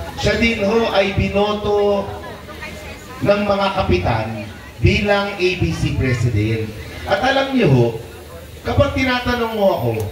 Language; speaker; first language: Filipino; native; Filipino